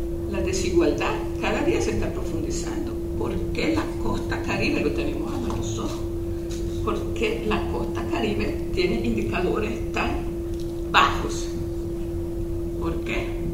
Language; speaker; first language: Spanish; non-native, local second language; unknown